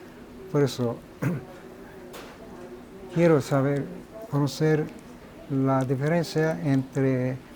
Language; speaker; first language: Spanish; non-native, fluent; Japanese